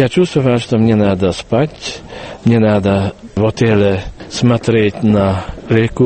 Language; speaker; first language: Russian; non-native, learner; Hungarian